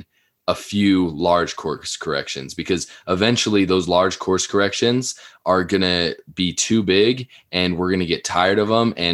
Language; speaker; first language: English; native; English